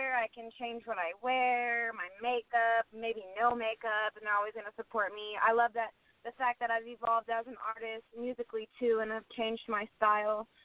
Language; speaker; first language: English; native; English